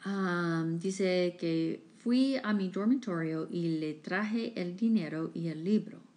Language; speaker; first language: Spanish; non-native, learner; English